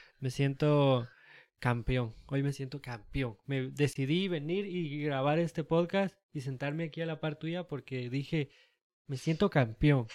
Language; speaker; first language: Spanish; early bilingual, heritage; Spanish